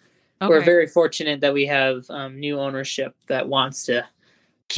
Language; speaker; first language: English; native; English